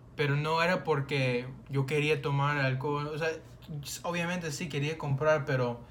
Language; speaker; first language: Spanish; early bilingual, other home language; English